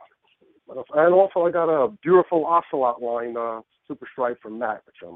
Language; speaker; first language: English; native; English